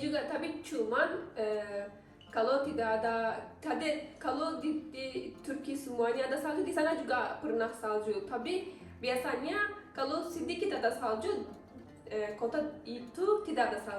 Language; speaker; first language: Indonesian; non-native, learner; Turkish